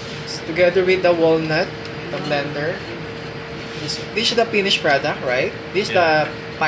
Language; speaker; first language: English; non-native, local second language; Filipino